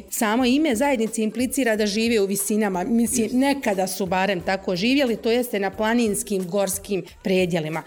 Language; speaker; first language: Serbian; native; Serbian